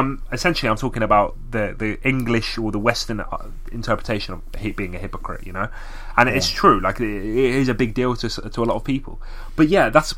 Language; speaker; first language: English; native; English